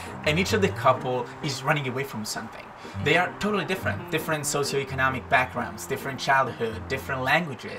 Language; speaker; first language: English; non-native, fluent; Italian